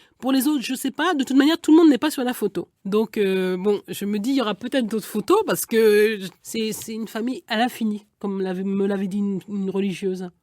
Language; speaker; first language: French; early bilingual, other home language; Igbo